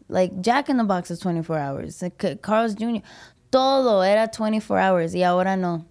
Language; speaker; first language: English; early bilingual, other home language; Spanish